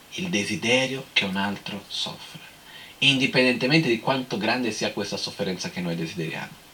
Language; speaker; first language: Italian; non-native, fluent; Portuguese